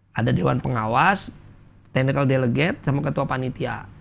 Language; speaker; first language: Indonesian; native; Indonesian